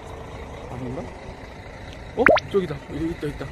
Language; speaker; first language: Korean; native; Korean